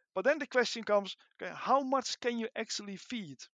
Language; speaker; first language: English; non-native, fluent; Dutch